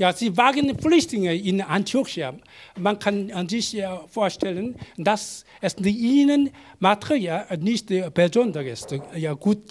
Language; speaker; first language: German; non-native, learner; Korean